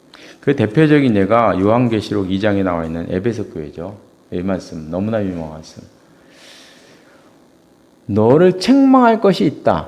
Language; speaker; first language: Korean; native; Korean